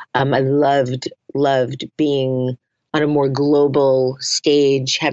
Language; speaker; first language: English; native; English